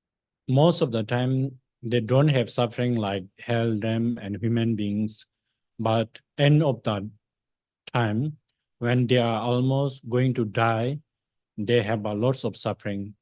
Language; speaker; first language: English; non-native, fluent; Tibetan